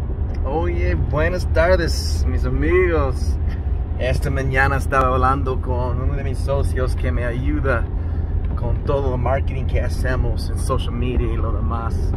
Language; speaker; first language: Spanish; early bilingual, heritage; English